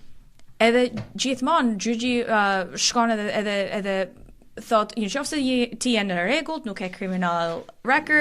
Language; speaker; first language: Albanian; early bilingual, heritage; Albanian